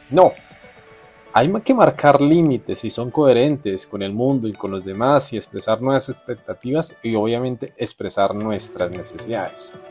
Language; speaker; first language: Spanish; native; Spanish